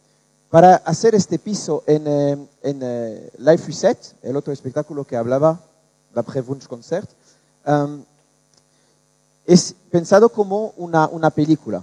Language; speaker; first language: Spanish; non-native, learner; French